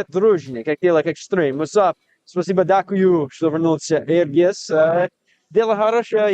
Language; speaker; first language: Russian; non-native, learner; English